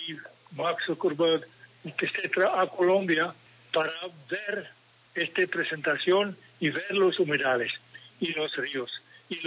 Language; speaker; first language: Spanish; non-native, fluent; English